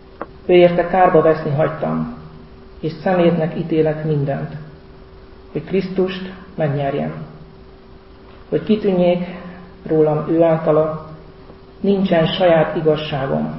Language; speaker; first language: Hungarian; native; Hungarian